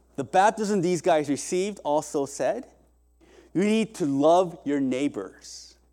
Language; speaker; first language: English; early bilingual, other home language; Korean